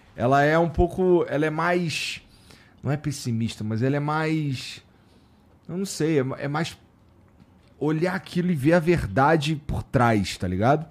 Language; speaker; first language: Portuguese; native; Portuguese